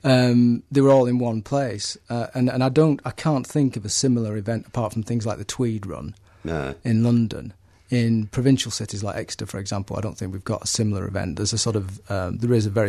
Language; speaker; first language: English; native; English